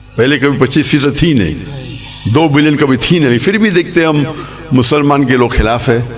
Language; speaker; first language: Urdu; non-native, local second language; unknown